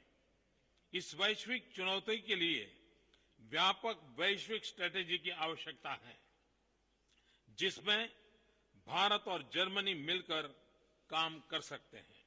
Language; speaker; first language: Hindi; non-native, local second language; Gujarati